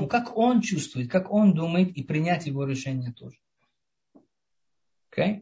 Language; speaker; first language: Russian; early bilingual, heritage; Russian